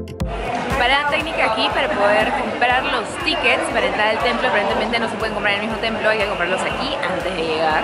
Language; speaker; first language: Spanish; native; Spanish